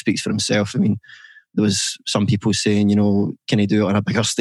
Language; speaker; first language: English; native; English